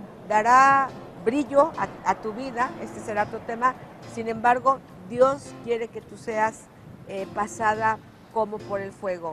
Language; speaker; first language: Spanish; native; Spanish